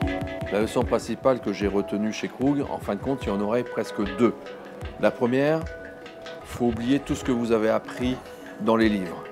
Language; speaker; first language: French; native; French